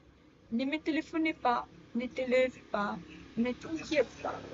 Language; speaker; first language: French; non-native, learner; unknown